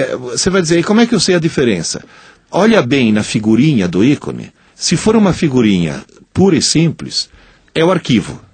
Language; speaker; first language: Portuguese; non-native, fluent; Italian